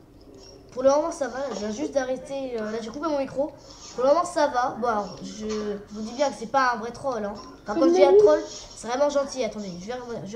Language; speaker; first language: French; native; French